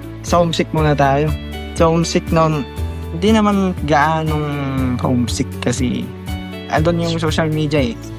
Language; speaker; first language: Filipino; non-native, local second language; Iloko